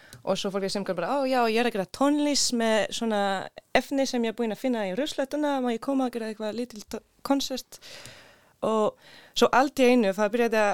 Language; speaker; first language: Icelandic; non-native, learner; Swedish